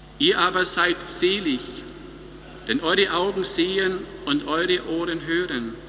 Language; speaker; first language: German; native; German